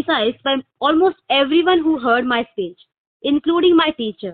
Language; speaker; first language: English; non-native, local second language; Malayalam